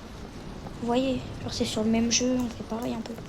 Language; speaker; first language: French; native; French